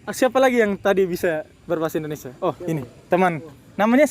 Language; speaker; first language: Indonesian; non-native, local second language; Tetum